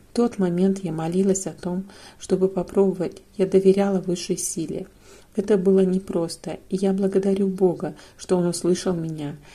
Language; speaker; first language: Russian; non-native, fluent; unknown